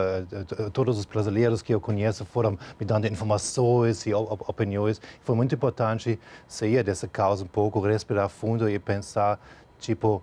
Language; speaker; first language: Portuguese; non-native, fluent; German